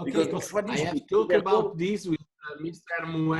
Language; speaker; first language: English; non-native, fluent; Italian